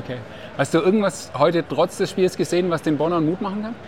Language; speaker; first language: German; native; German